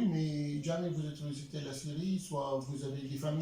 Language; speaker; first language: French; non-native, learner; Arabic